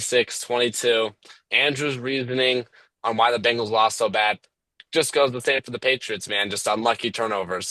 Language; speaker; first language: English; native; English